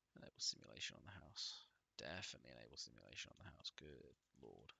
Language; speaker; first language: English; native; English